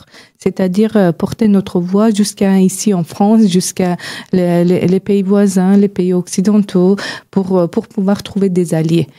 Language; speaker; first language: French; non-native, fluent; Persian